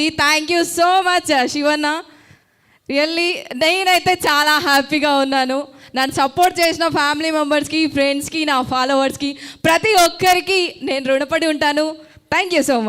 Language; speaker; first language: Telugu; native; Telugu